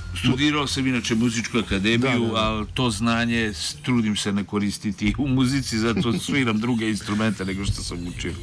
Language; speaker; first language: Serbian; non-native, local second language; Hungarian